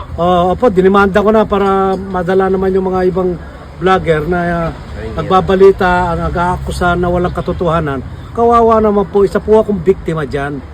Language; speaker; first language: Filipino; native; Filipino